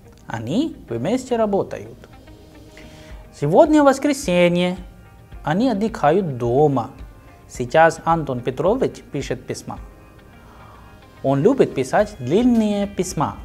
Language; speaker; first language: Russian; non-native, fluent; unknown